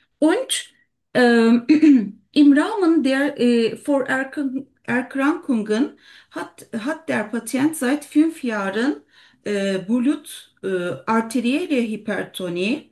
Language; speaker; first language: German; non-native, learner; Turkish